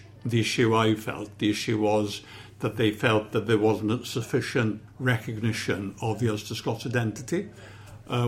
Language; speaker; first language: English; native; English